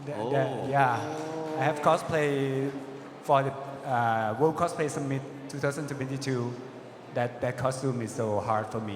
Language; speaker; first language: English; non-native, learner; Thai